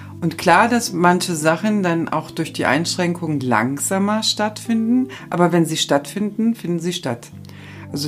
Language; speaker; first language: German; native; German